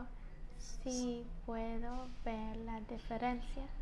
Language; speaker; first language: Spanish; non-native, learner; English